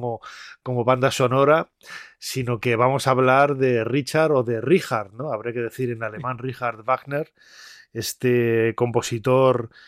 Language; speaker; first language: Spanish; native; Spanish